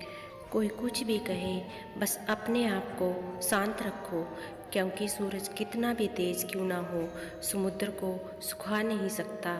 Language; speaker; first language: Hindi; native; Hindi